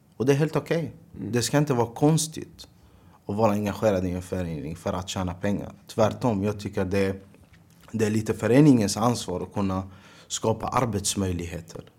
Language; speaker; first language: Swedish; early bilingual, other home language; Arabic